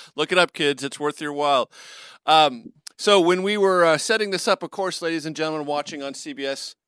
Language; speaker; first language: English; native; English